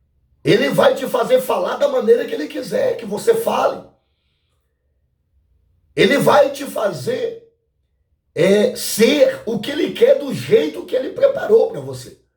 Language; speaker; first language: Portuguese; native; Portuguese